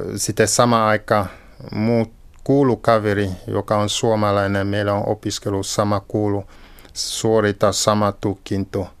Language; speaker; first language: Finnish; non-native, learner; French